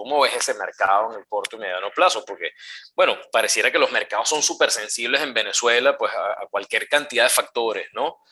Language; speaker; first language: Spanish; native; Spanish